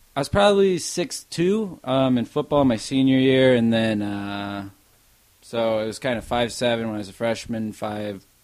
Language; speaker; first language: English; native; English